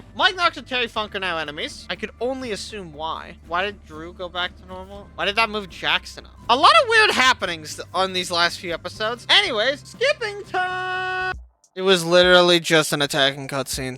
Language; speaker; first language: English; native; English